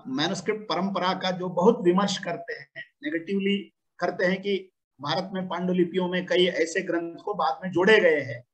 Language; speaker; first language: Hindi; non-native, local second language; Telugu